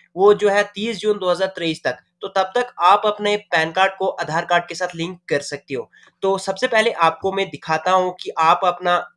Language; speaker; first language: Hindi; native; Hindi